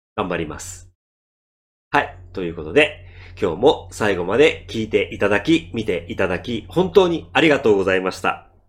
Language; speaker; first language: Japanese; native; Japanese